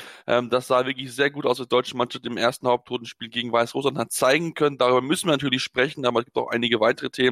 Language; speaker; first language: German; native; German